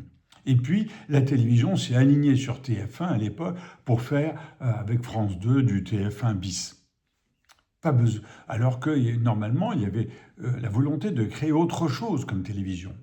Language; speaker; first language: French; native; French